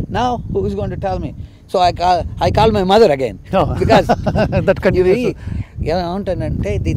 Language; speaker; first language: English; non-native, local second language; Telugu